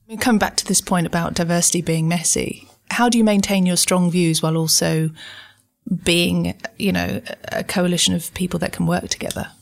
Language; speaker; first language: English; native; English